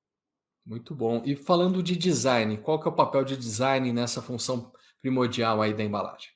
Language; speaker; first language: Portuguese; native; Portuguese